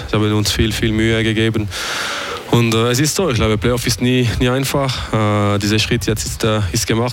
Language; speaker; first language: German; non-native, local second language; French